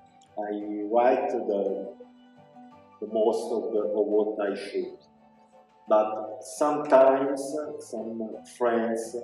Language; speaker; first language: English; non-native, learner; Italian